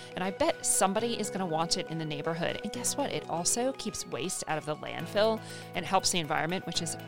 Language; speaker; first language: English; native; English